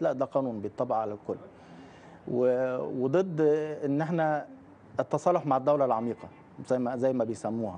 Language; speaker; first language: Arabic; native; Arabic